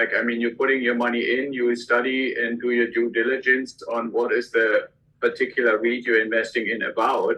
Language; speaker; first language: English; non-native, fluent; German